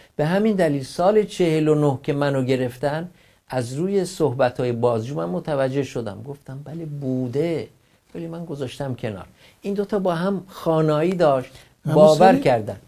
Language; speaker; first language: Persian; non-native, local second language; Kurdish